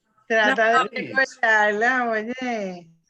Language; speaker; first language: Spanish; native; Spanish